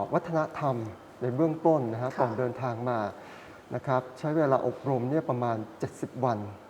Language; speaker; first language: Thai; native; Thai